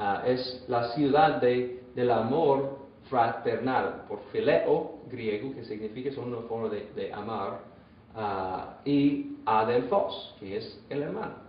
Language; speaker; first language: Spanish; non-native, fluent; English